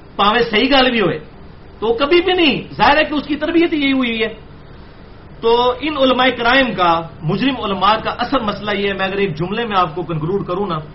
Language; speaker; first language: Urdu; non-native, local second language; Punjabi